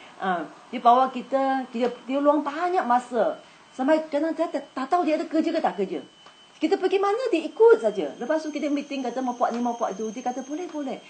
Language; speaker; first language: Malay; non-native, local second language; Chinese